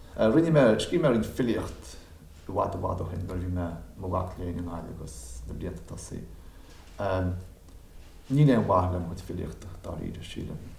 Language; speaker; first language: Irish; native; Irish